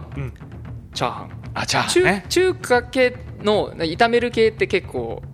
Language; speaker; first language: Japanese; early bilingual, other home language; English